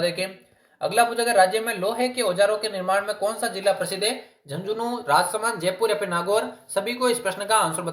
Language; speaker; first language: Hindi; native; Hindi